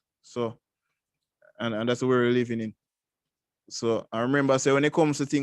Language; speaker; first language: English; native; English